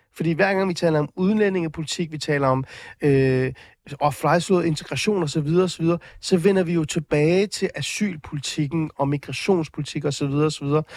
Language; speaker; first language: Danish; native; Danish